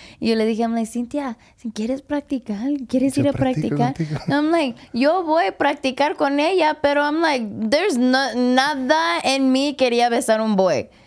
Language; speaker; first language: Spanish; early bilingual, heritage; English